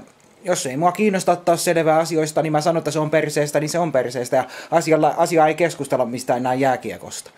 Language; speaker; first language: Finnish; native; Finnish